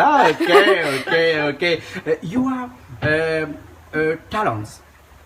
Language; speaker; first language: English; non-native, learner; French